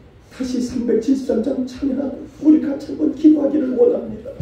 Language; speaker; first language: Korean; native; Korean